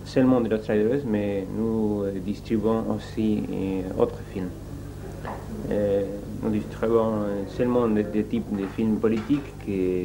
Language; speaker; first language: French; non-native, learner; Spanish